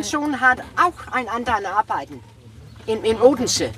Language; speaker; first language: German; non-native, learner; Danish